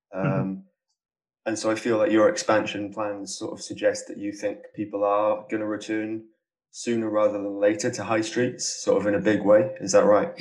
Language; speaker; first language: English; native; English